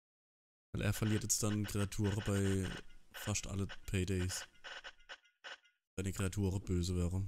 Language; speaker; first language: German; native; German